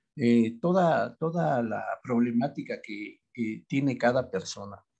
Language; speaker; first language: Spanish; native; Spanish